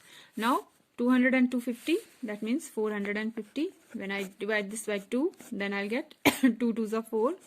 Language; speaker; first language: English; non-native, local second language; Hindi